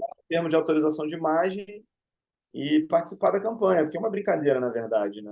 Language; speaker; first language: Portuguese; native; Portuguese